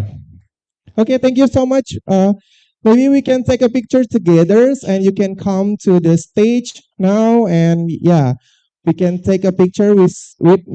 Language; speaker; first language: English; non-native, learner; Indonesian